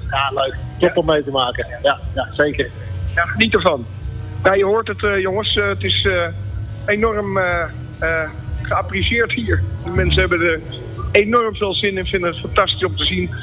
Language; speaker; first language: Dutch; native; Dutch